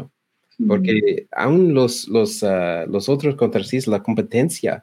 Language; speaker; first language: Spanish; non-native, learner; English